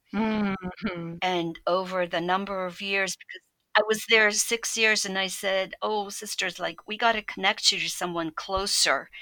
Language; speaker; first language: English; early bilingual, other home language; Polish